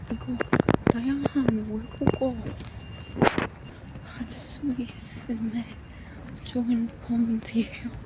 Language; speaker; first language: Korean; non-native, learner; Polish